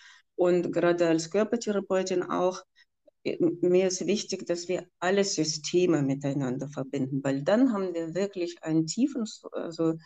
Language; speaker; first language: German; non-native, fluent; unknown